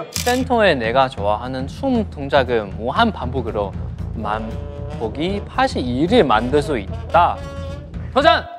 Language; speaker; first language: Korean; non-native, learner; Chinese